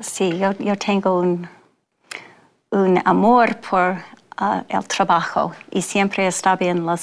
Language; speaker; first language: Spanish; non-native, fluent; English